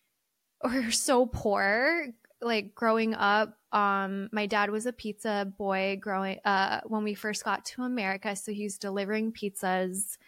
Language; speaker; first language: English; early bilingual, other home language; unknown